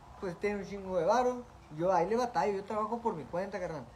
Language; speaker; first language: Spanish; native; Spanish